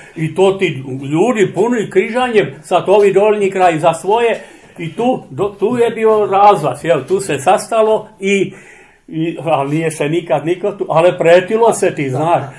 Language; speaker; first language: Serbian; non-native, local second language; Czech